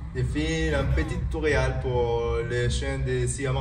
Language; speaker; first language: French; non-native, learner; Spanish